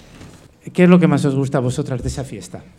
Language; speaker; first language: Spanish; native; Spanish